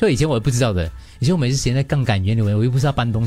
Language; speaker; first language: Chinese; native; Chinese